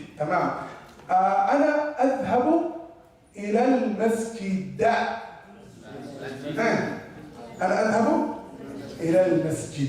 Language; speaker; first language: Arabic; non-native, fluent; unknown